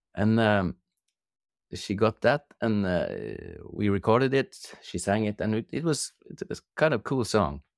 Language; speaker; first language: English; non-native, fluent; Norwegian